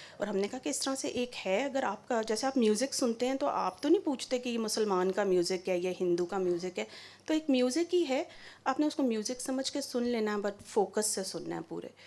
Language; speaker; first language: Urdu; native; Urdu